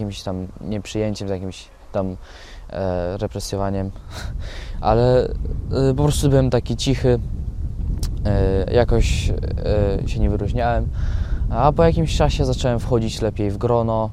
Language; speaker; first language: Polish; non-native, fluent; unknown